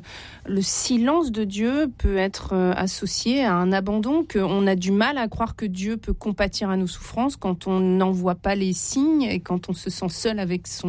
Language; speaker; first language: French; native; French